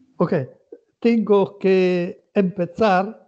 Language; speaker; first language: Spanish; non-native, learner; Italian